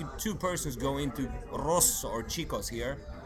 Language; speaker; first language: English; non-native, fluent; Swedish